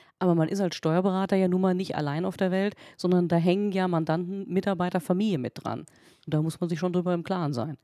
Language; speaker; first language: German; native; German